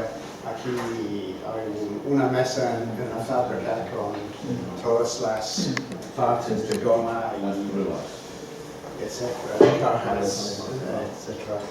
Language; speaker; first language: Spanish; non-native, fluent; English